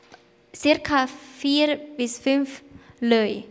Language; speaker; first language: German; non-native, fluent; Thai